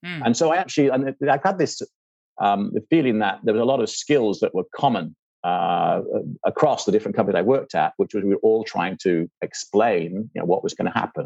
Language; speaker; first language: English; native; English